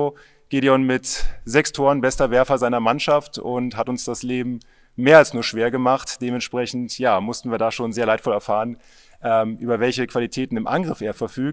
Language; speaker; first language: German; native; German